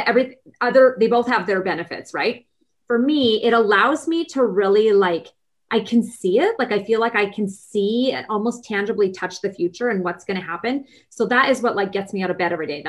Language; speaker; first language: English; native; English